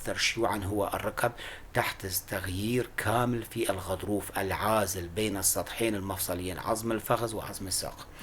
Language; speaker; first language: Arabic; non-native, local second language; Kurdish